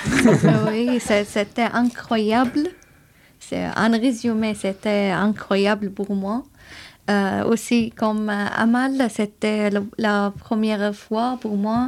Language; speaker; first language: French; non-native, learner; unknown